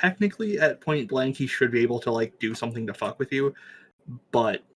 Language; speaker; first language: English; native; English